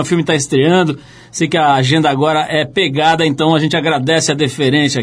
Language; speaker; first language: Portuguese; native; Portuguese